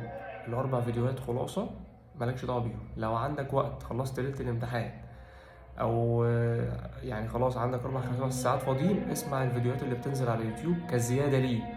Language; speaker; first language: Arabic; native; Arabic